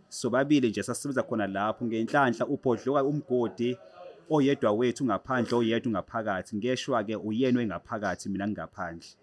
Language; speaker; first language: Zulu; native; Zulu